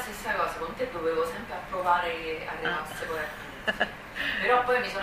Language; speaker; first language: Italian; native; Italian